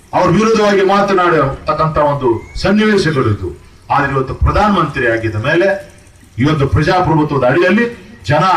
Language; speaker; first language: Kannada; non-native, local second language; Urdu